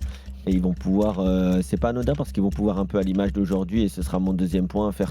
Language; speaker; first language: French; native; French